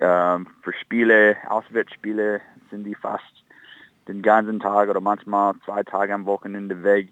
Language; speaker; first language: German; non-native, fluent; English